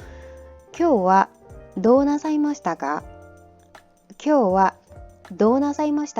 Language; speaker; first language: Japanese; non-native, fluent; Korean